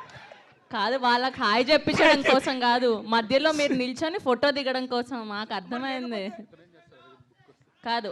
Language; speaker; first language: Telugu; native; Telugu